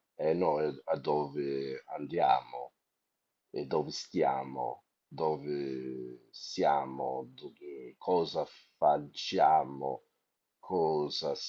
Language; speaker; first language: Italian; non-native, learner; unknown